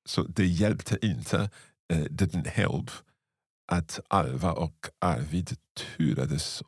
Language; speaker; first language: Swedish; non-native, learner; English